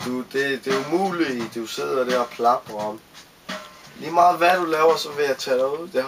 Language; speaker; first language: Danish; native; Danish